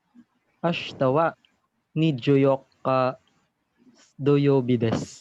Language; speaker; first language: Japanese; non-native, learner; Filipino